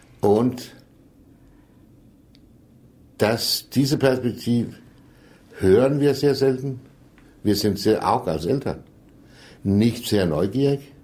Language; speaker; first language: German; non-native, fluent; Danish